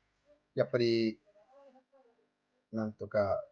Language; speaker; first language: Japanese; non-native, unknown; English